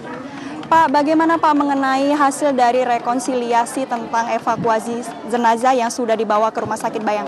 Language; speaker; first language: Indonesian; native; Indonesian